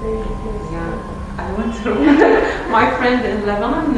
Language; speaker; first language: English; non-native, learner; Arabic